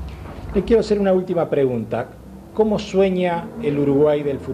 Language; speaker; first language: Spanish; native; Spanish